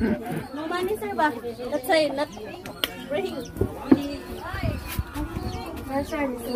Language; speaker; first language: English; non-native, learner; Cebuano